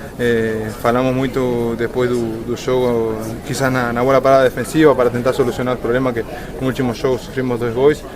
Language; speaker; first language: Portuguese; non-native, fluent; Spanish